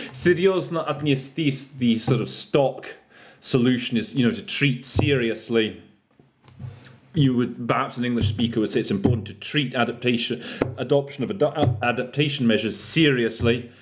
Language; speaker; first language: English; native; English